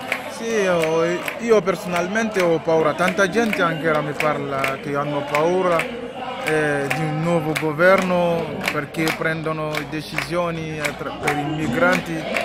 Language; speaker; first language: Italian; non-native, learner; Fula